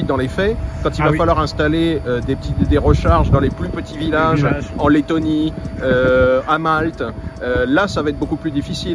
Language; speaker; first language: French; native; French